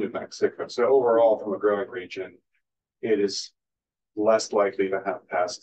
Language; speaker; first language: English; native; English